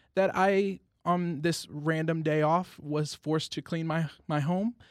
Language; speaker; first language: English; native; English